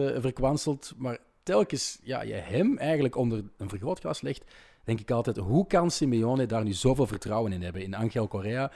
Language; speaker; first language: Dutch; native; Dutch